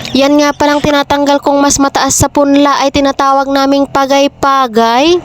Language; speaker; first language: Filipino; non-native, local second language; Iloko